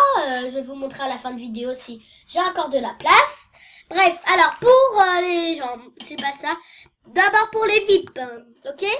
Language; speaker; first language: French; native; French